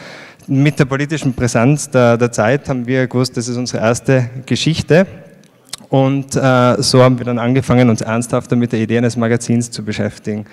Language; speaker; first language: German; native; German